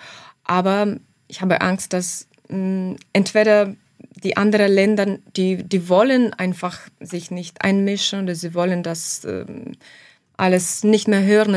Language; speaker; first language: German; non-native, fluent; Ukrainian